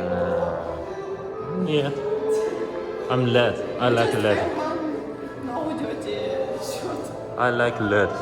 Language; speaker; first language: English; non-native, learner; Korean